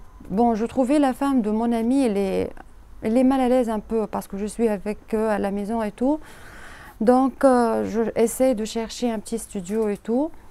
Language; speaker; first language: French; non-native, learner; Arabic